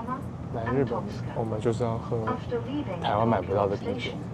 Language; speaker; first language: Chinese; native; Chinese